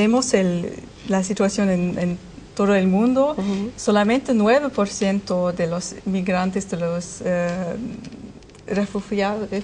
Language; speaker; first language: Spanish; non-native, fluent; German